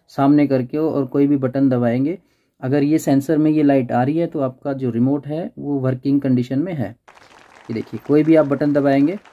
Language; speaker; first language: Hindi; native; Hindi